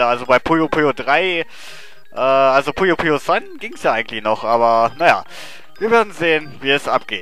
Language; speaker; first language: German; native; German